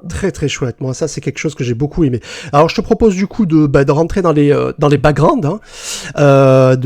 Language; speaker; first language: French; native; French